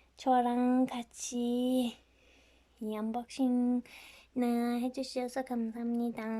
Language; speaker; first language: Korean; non-native, fluent; Turkish